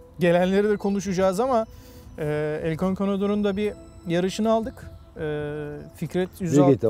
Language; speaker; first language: Turkish; native; Turkish